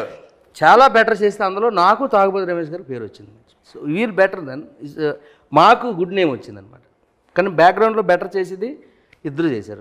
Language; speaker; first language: Telugu; native; Telugu